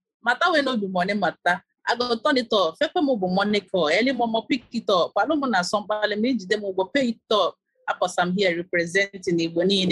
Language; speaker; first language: English; non-native, local second language; Igbo